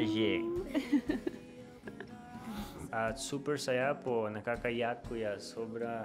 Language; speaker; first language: Filipino; early bilingual, heritage; English